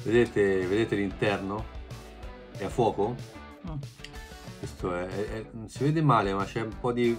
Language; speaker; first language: Italian; native; Italian